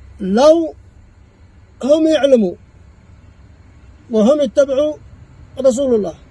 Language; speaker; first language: Arabic; native; Arabic